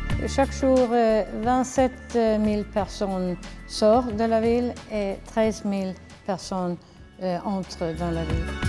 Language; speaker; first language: French; non-native, fluent; Swedish